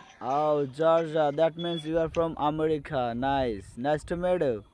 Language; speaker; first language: English; non-native, learner; Bangla